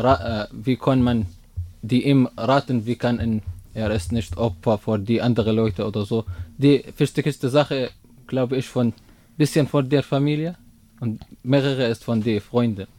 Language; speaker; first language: German; non-native, learner; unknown